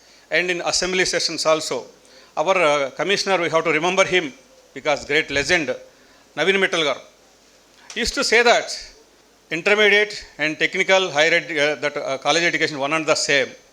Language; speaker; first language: English; non-native, local second language; Telugu